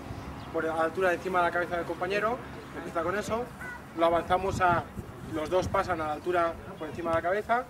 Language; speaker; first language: Spanish; native; Spanish